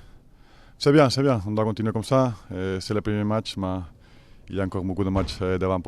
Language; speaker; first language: French; non-native, fluent; Spanish